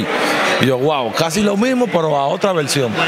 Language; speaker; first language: Spanish; native; Spanish